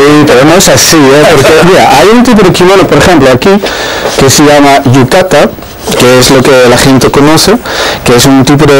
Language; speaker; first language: Spanish; non-native, fluent; Dutch